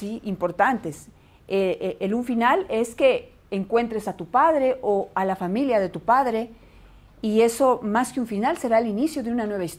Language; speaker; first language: Spanish; native; Spanish